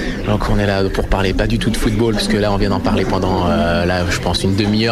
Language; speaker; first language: French; native; French